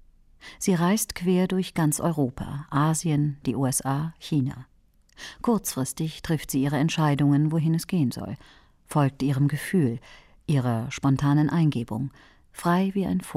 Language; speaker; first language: German; native; German